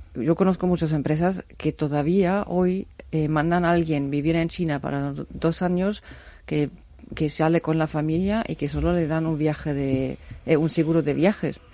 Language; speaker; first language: Spanish; non-native, fluent; German